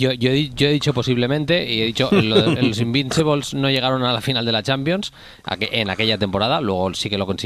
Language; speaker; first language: Spanish; native; Spanish